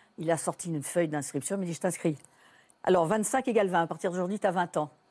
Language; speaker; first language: French; native; French